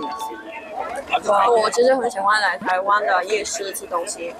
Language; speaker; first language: Chinese; non-native, fluent; Mongolian